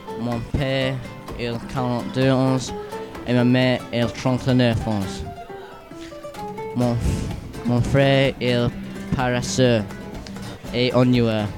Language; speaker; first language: French; non-native, learner; English